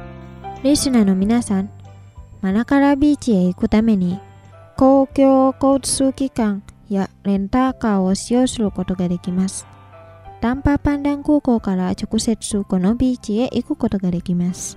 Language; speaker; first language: Japanese; non-native, fluent; Indonesian